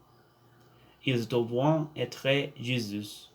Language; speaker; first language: French; non-native, learner; Spanish